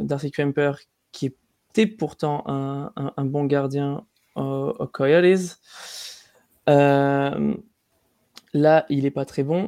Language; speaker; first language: French; native; French